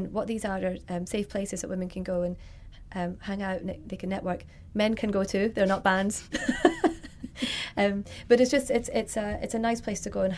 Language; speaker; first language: English; native; English